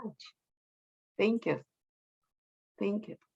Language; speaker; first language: English; non-native, learner; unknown